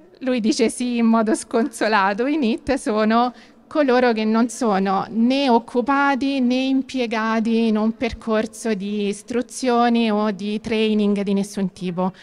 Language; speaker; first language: Italian; native; Italian